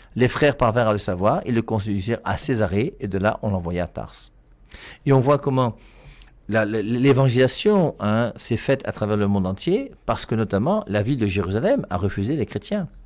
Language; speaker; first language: French; native; French